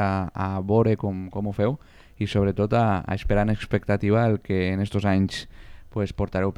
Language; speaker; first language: Catalan; native; Catalan